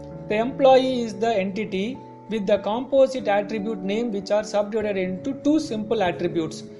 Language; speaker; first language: English; non-native, local second language; Tamil